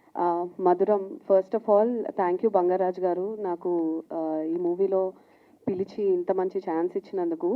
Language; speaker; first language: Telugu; non-native, local second language; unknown